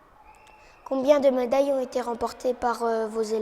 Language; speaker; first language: French; native; French